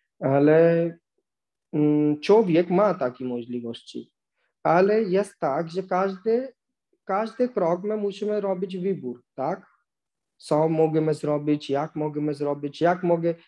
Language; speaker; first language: Polish; non-native, learner; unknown